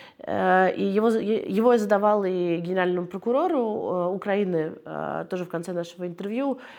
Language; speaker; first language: Russian; native; Russian